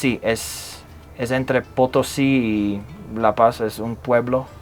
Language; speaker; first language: Spanish; non-native, learner; Slovak